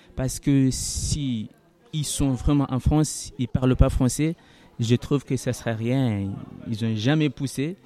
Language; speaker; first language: French; non-native, learner; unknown